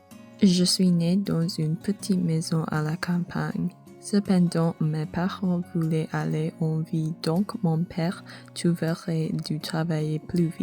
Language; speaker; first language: French; non-native, learner; English